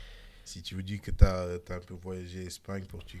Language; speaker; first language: French; native; French